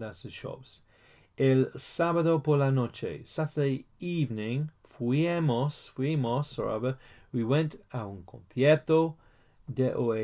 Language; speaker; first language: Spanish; non-native, fluent; English